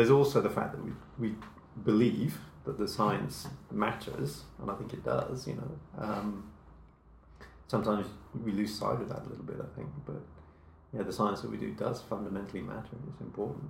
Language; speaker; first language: English; native; English